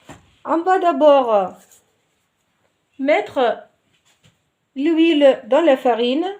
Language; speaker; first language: French; non-native, local second language; Arabic